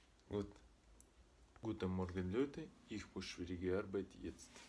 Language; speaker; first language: German; non-native, learner; Russian